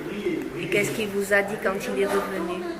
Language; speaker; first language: French; native; French